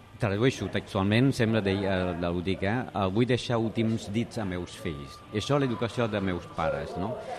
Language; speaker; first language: Catalan; non-native, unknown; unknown